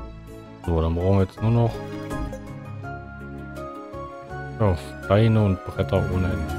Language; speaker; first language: German; native; German